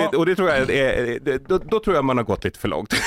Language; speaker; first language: Swedish; native; Swedish